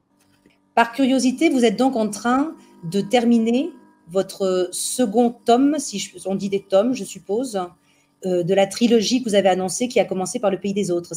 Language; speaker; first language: French; native; French